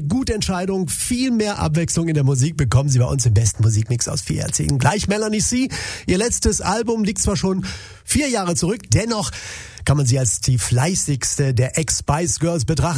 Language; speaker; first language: German; native; German